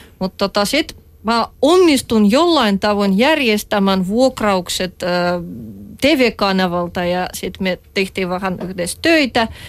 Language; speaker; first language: Finnish; non-native, fluent; Russian